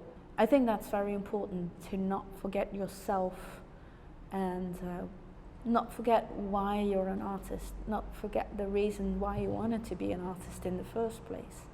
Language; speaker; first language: English; non-native, fluent; Dutch